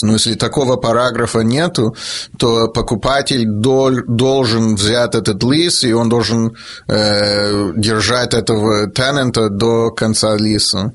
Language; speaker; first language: Russian; early bilingual, heritage; Russian